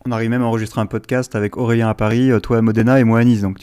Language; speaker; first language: French; native; French